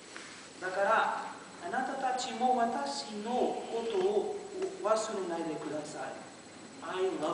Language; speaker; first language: Japanese; non-native, learner; Portuguese